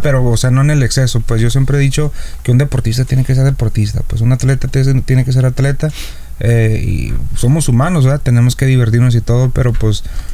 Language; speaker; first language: Spanish; native; Spanish